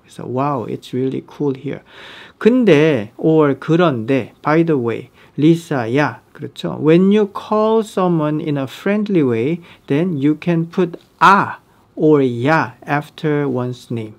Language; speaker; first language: English; non-native, fluent; Korean